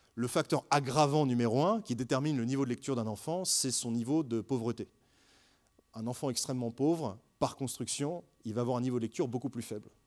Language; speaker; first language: French; native; French